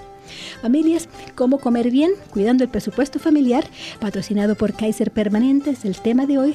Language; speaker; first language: Spanish; native; Spanish